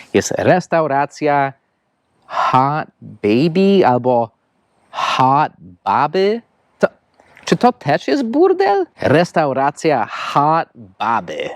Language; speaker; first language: Polish; non-native, fluent; English